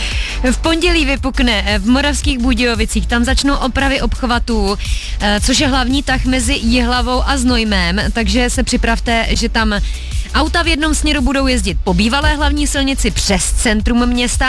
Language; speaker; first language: Czech; native; Czech